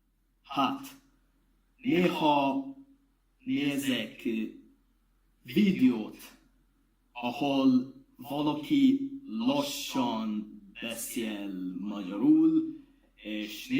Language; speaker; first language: Hungarian; non-native, learner; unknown